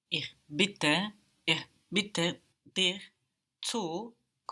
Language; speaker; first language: German; non-native, learner; English